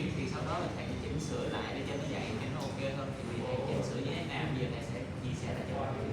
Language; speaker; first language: Vietnamese; native; Vietnamese